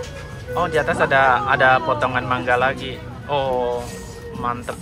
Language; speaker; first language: Indonesian; native; Indonesian